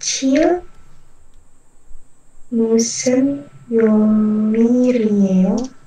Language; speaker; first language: Korean; non-native, learner; Indonesian